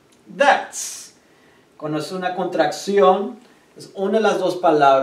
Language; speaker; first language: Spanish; early bilingual, heritage; Spanish